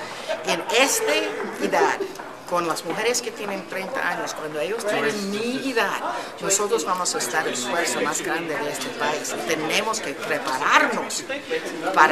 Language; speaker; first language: Spanish; early bilingual, heritage; Spanish